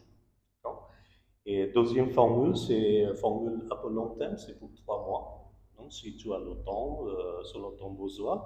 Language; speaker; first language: French; non-native, learner; Bangla